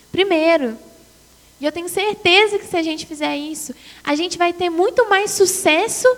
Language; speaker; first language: Portuguese; native; Portuguese